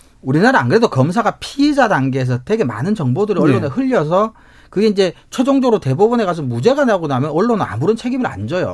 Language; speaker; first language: Korean; native; Korean